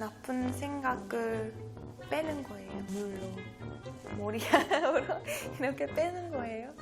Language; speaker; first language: Korean; non-native, learner; English